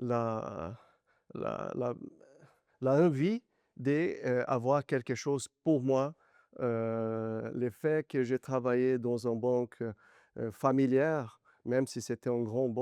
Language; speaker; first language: French; non-native, learner; Portuguese